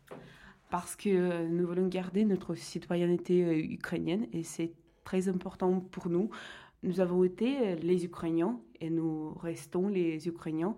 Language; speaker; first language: French; non-native, fluent; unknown